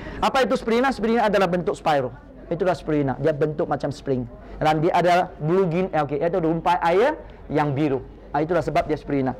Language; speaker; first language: Malay; non-native, local second language; Chinese